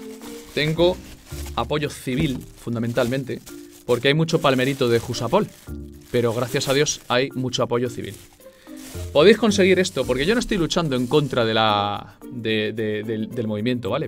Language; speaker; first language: Spanish; native; Spanish